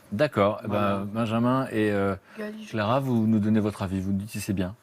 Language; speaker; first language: French; native; French